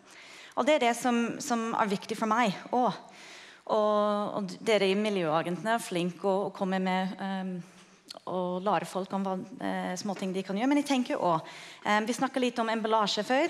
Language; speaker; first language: Norwegian; non-native, fluent; English